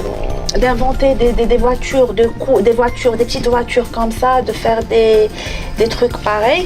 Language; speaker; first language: French; non-native, local second language; Arabic